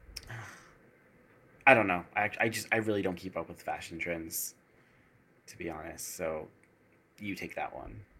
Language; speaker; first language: English; native; English